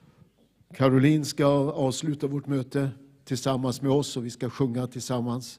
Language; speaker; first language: Swedish; native; Swedish